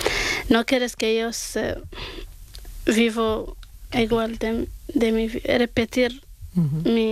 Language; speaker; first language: Spanish; non-native, learner; Arabic